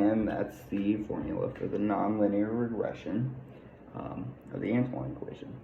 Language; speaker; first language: English; native; English